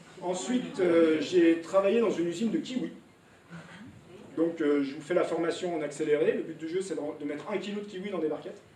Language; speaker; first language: French; native; French